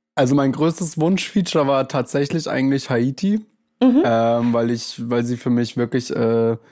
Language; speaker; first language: German; native; German